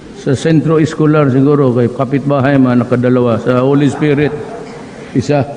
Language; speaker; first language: Filipino; non-native, local second language; Cebuano